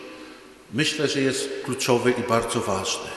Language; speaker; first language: Polish; native; Polish